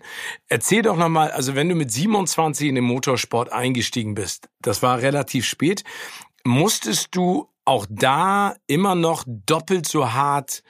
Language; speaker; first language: German; native; German